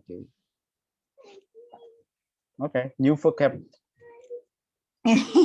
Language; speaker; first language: English; non-native, fluent; Indonesian